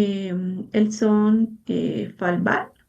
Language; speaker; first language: French; non-native, learner; Spanish